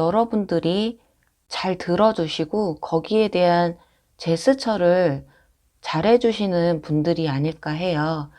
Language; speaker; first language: Korean; native; Korean